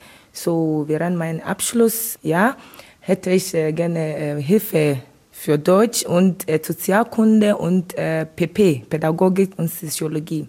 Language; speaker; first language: German; non-native, learner; Akan